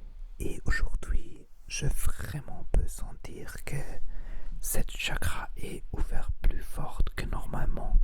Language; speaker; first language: French; non-native, learner; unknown